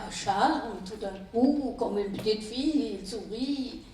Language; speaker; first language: French; non-native, fluent; German